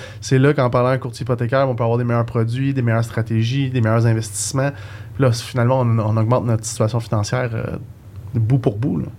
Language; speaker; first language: French; native; French